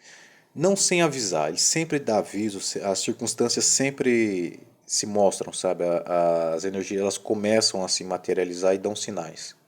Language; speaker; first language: Portuguese; native; Portuguese